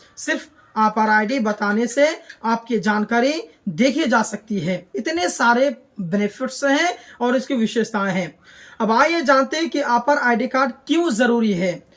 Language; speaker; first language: Hindi; native; Hindi